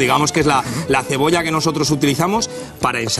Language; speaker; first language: Spanish; native; Spanish